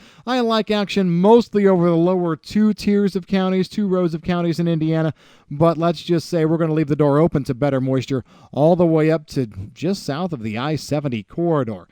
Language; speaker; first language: English; native; English